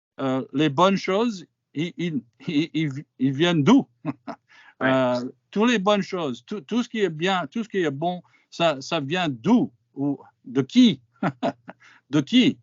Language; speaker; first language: French; non-native, fluent; English